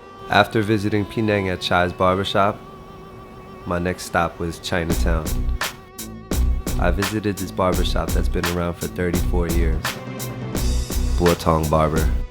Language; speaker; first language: English; native; English